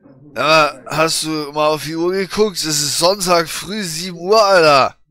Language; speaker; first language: German; native; German